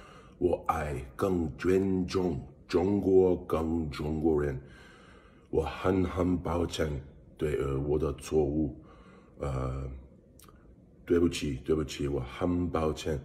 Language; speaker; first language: Chinese; non-native, learner; English